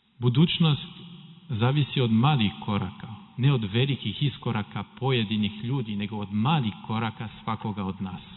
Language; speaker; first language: Serbian; non-native, fluent; French